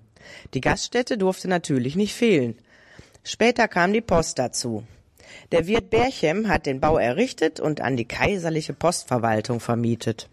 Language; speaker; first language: German; native; German